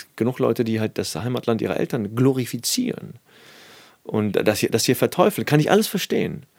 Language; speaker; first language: German; native; German